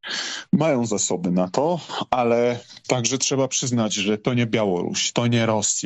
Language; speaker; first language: Polish; non-native, fluent; Georgian